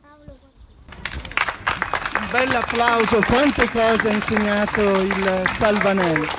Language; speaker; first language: Italian; native; Italian